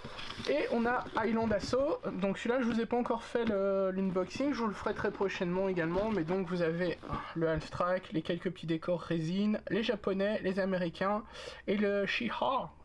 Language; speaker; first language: French; native; French